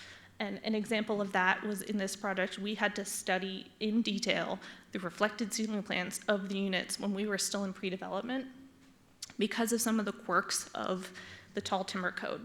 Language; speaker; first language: English; native; English